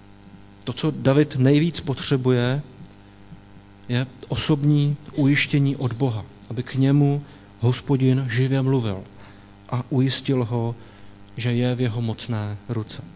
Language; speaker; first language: Czech; native; Czech